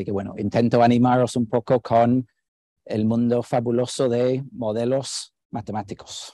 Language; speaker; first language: Spanish; non-native, fluent; English